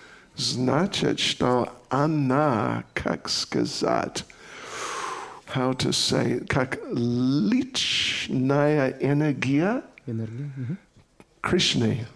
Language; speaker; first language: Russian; non-native, learner; English